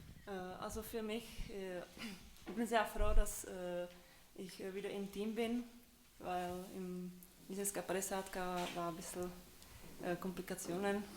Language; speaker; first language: German; non-native, learner; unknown